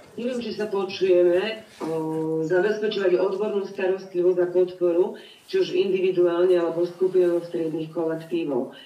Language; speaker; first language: Slovak; native; Slovak